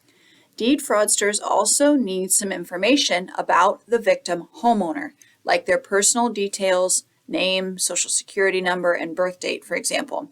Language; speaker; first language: English; native; English